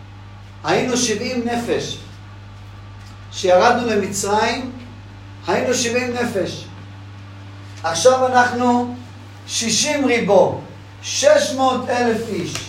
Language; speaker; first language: Hebrew; non-native, fluent; English